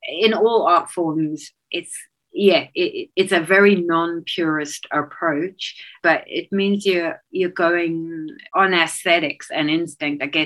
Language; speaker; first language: English; native; English